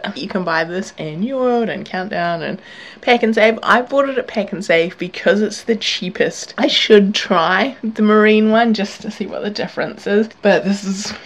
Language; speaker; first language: English; native; English